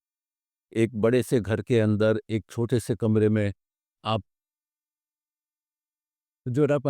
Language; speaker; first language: Hindi; native; Hindi